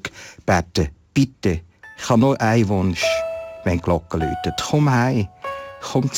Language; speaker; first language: German; native; German